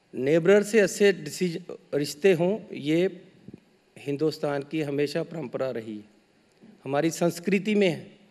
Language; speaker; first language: Hindi; native; Hindi